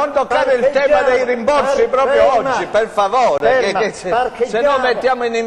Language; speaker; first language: Italian; native; Italian